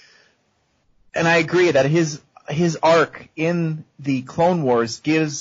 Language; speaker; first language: English; native; English